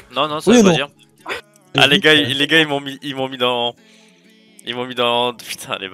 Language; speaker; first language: French; native; French